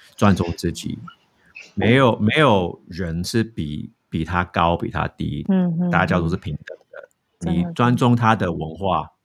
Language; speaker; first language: Chinese; non-native, fluent; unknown